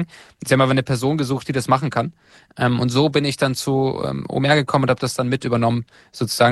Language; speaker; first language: German; native; German